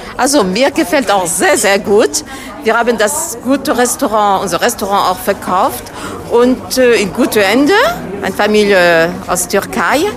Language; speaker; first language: German; non-native, learner; Turkish